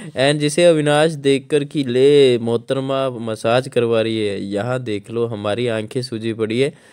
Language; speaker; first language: Hindi; non-native, local second language; Marathi